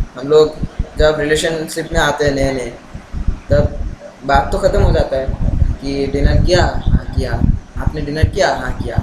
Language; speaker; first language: Hindi; non-native, local second language; Bangla